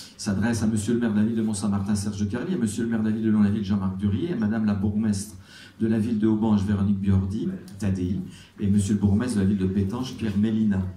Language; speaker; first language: French; native; French